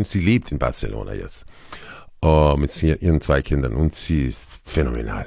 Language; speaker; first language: German; non-native, fluent; Croatian